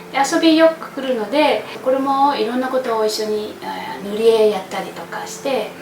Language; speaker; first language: Japanese; non-native, fluent; Vietnamese